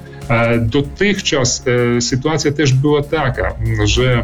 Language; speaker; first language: Polish; early bilingual, heritage; Polish